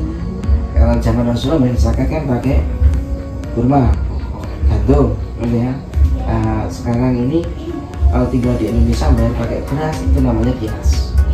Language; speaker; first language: Indonesian; native; Indonesian